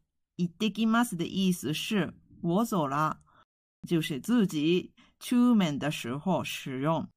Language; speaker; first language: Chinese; non-native, fluent; Japanese